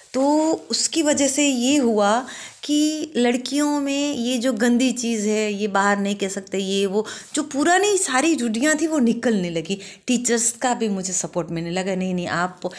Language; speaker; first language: Hindi; non-native, local second language; Gujarati